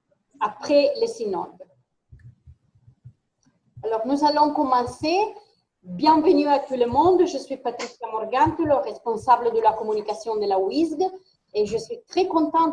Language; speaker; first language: French; non-native, fluent; Italian